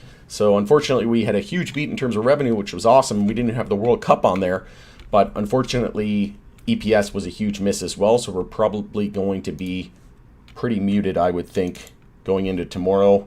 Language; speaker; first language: English; native; English